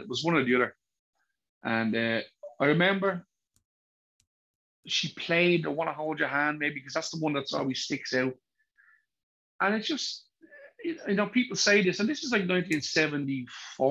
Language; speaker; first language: English; native; English